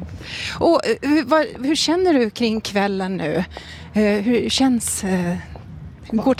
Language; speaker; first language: Swedish; native; Swedish